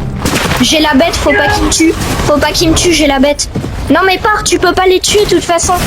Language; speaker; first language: French; native; French